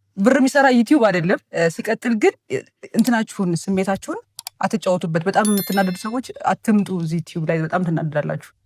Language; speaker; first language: Amharic; native; Amharic